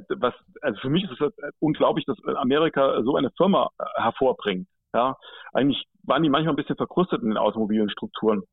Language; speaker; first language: German; native; German